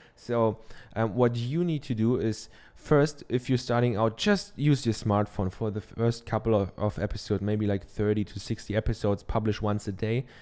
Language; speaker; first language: English; non-native, fluent; German